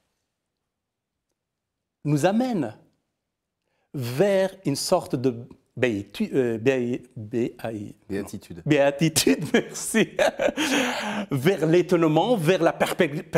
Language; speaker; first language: French; non-native, fluent; Persian